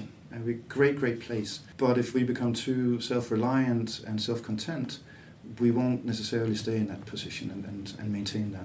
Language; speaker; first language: English; non-native, fluent; Danish